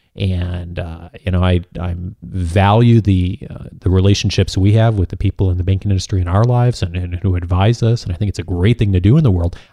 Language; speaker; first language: English; native; English